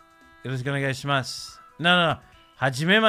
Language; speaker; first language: Japanese; non-native, learner; English